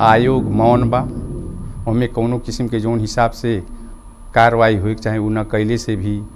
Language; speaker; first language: Bhojpuri; non-native, local second language; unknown